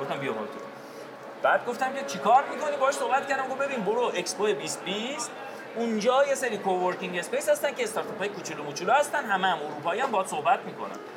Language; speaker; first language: Persian; non-native, local second language; Azerbaijani